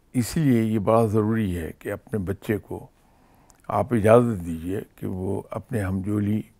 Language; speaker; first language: Urdu; non-native, local second language; Punjabi